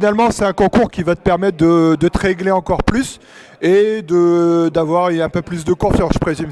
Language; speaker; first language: French; native; French